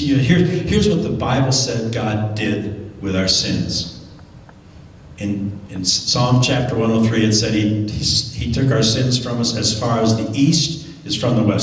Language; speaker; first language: English; native; English